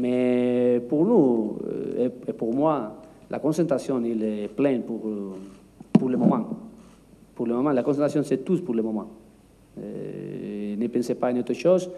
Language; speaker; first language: French; non-native, learner; Spanish